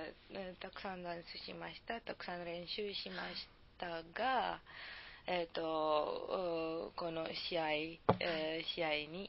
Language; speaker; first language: Japanese; non-native, learner; Serbian